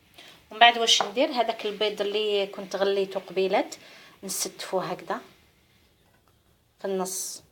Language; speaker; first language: Arabic; native; Arabic